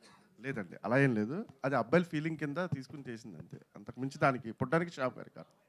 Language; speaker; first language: Telugu; native; Telugu